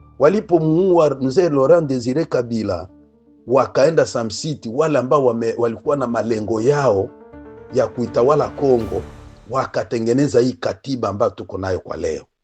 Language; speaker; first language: Swahili; native; Swahili